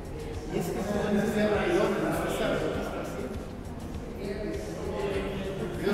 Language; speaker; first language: Spanish; native; Spanish